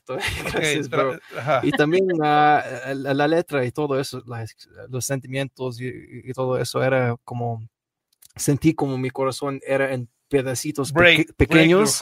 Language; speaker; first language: Spanish; non-native, learner; Arabic